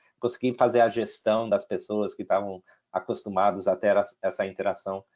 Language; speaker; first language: Portuguese; non-native, fluent; English